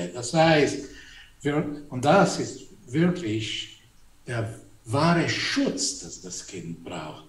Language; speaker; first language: German; non-native, fluent; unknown